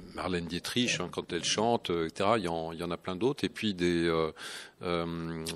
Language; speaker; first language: French; native; French